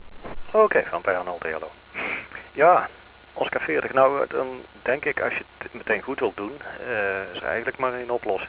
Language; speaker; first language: Dutch; native; Dutch